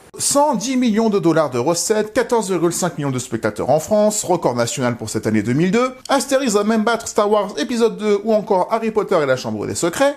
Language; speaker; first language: French; native; French